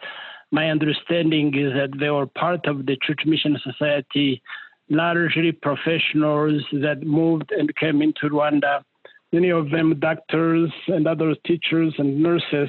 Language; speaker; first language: English; non-native, local second language; Kinyarwanda